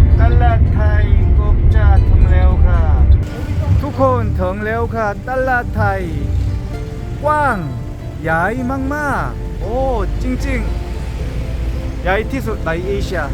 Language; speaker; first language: Thai; non-native, learner; Korean